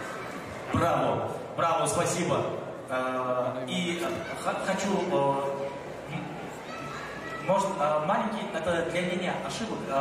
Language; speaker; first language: Russian; non-native, local second language; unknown